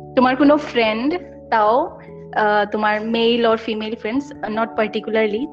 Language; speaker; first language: Bangla; non-native, local second language; Assamese